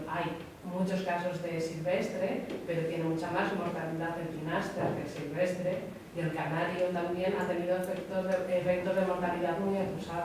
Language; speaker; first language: Spanish; native; Spanish